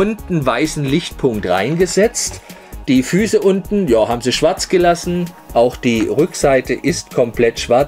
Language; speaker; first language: German; native; German